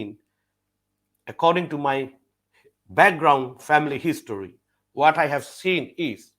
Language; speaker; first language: English; non-native, fluent; Burmese